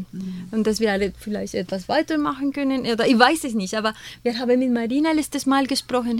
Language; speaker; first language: German; non-native, fluent; Spanish